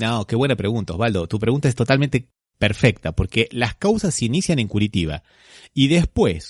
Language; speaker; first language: Spanish; native; Spanish